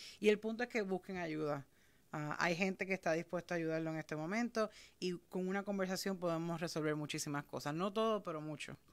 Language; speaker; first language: Spanish; native; Spanish